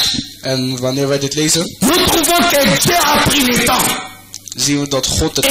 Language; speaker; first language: Dutch; non-native, fluent; French